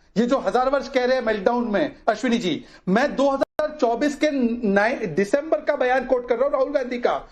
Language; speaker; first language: Hindi; native; Hindi